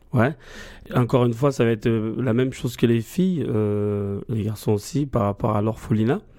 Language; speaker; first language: French; native; French